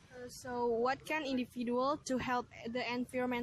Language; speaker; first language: English; non-native, learner; Indonesian